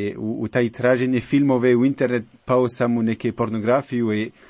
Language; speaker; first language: Croatian; non-native, learner; French